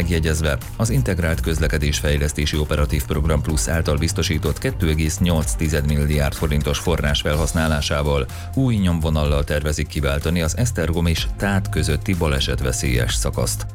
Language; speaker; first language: Hungarian; native; Hungarian